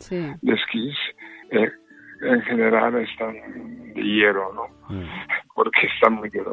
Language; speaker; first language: Spanish; non-native, fluent; Japanese